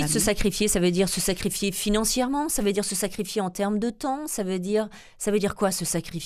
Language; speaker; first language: French; native; French